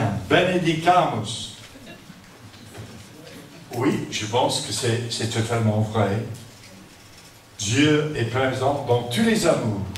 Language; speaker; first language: French; non-native, fluent; English